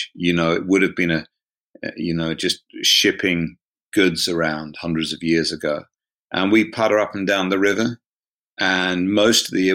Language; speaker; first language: English; native; English